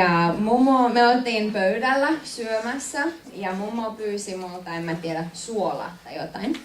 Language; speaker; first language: Finnish; non-native, fluent; French